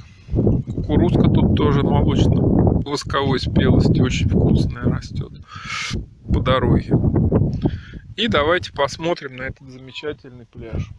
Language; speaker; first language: Russian; native; Russian